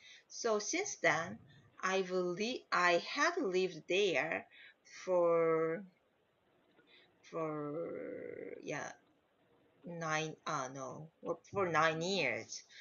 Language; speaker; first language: English; non-native, learner; Korean